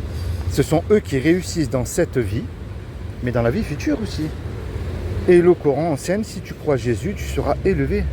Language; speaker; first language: French; native; French